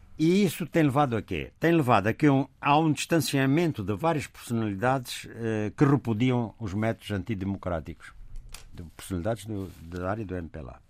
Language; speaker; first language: Portuguese; native; Portuguese